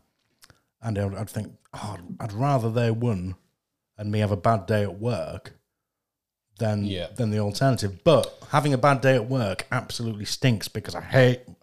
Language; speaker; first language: English; native; English